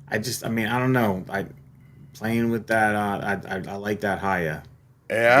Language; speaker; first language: English; native; English